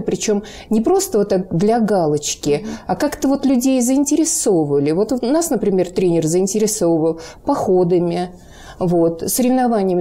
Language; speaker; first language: Russian; native; Russian